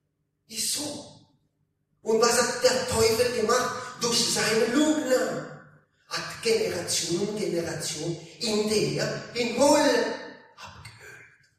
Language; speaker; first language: German; non-native, learner; Italian